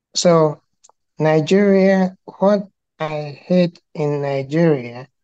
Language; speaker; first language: English; non-native, local second language; Igbo